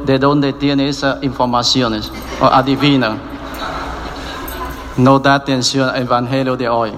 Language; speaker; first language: Spanish; non-native, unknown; Vietnamese